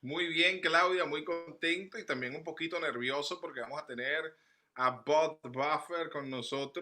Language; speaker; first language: Spanish; native; Spanish